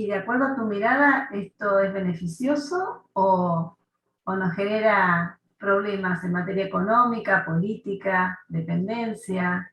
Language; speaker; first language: Spanish; native; Spanish